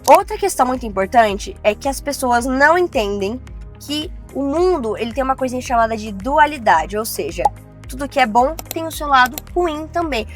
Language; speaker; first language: Portuguese; native; Portuguese